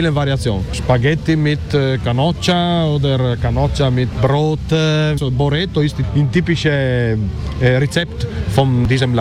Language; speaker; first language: German; non-native, learner; Italian